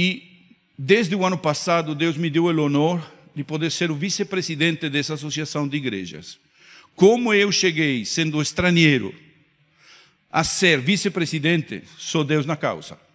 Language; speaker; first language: Portuguese; non-native, fluent; Spanish